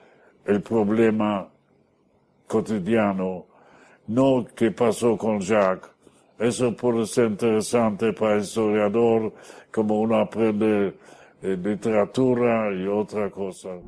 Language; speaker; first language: Spanish; non-native, fluent; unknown